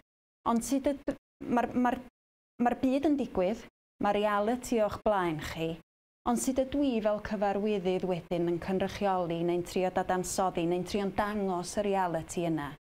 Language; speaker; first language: Welsh; native; Welsh